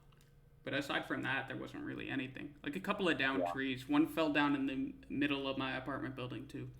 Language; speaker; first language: English; native; English